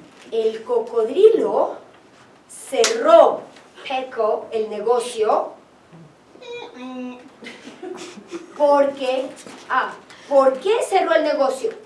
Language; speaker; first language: Spanish; non-native, fluent; English